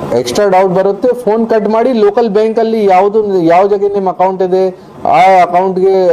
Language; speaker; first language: Kannada; non-native, local second language; Hindi